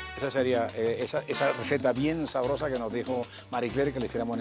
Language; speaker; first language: Spanish; native; Spanish